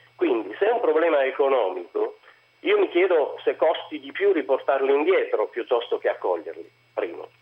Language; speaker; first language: Italian; native; Italian